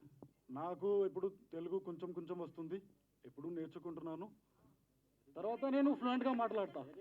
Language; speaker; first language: Telugu; non-native, learner; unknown